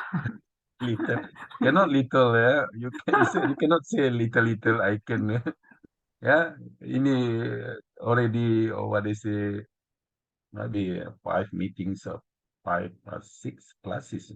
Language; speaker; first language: English; non-native, learner; Indonesian